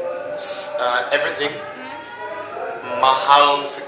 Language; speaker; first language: English; non-native, learner; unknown